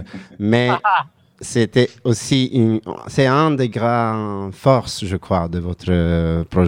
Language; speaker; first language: French; non-native, fluent; Italian